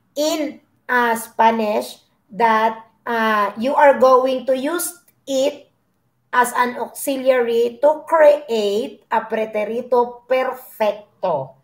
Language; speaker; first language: English; non-native, local second language; Filipino